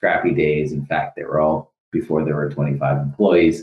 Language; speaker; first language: English; native; English